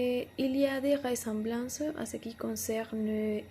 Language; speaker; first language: French; non-native, learner; Spanish